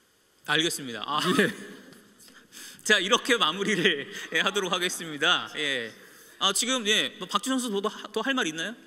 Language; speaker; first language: Korean; native; Korean